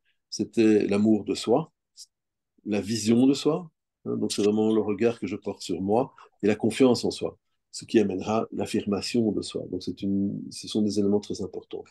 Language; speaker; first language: French; native; French